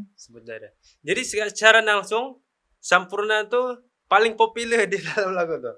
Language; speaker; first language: Malay; native; Malay